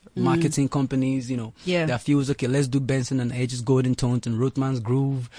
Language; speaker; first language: English; non-native, local second language; Yoruba